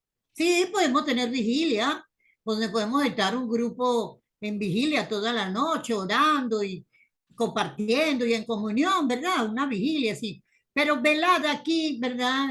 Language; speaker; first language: Spanish; native; Spanish